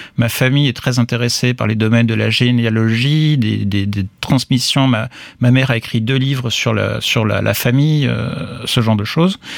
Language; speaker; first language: French; native; French